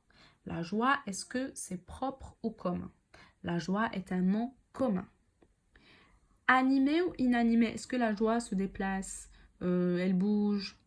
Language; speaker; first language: French; non-native, local second language; Arabic